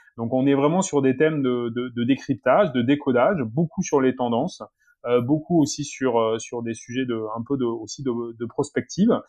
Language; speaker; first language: French; native; French